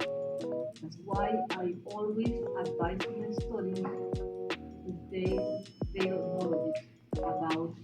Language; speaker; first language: English; non-native, learner; Spanish